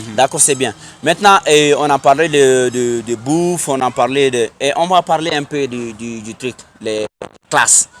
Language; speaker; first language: French; non-native, local second language; Bambara